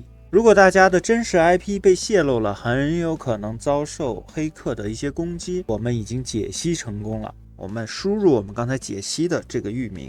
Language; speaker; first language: Chinese; native; Chinese